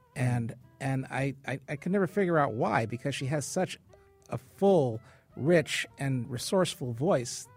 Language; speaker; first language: English; native; English